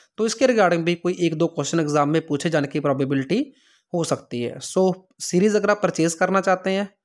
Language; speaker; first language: Hindi; non-native, local second language; Punjabi